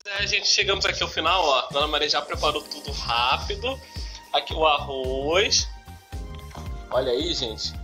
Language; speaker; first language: Portuguese; native; Portuguese